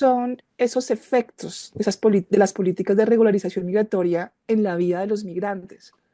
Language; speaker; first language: Spanish; native; Spanish